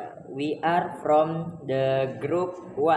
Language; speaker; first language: English; non-native, learner; Indonesian